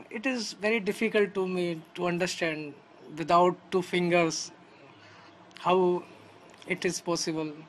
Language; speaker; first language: Hindi; native; Hindi